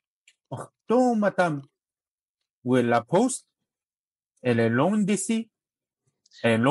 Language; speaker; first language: French; non-native, learner; Chinese